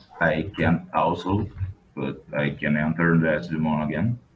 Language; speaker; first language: English; non-native, fluent; Portuguese